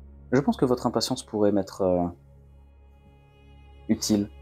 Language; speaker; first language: French; native; French